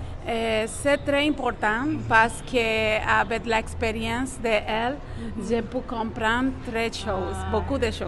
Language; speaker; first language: French; non-native, learner; Spanish